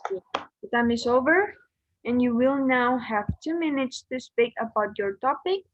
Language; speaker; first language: English; non-native, learner; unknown